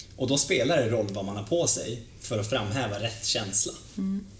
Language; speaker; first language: Swedish; native; Swedish